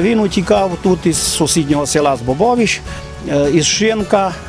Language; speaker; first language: Ukrainian; native; Ukrainian